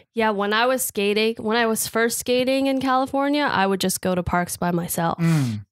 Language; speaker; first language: English; native; English